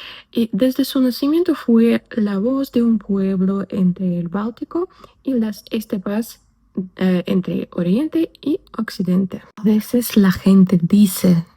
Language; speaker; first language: Spanish; non-native, fluent; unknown